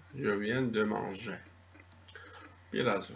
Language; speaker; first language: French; non-native, fluent; Turkish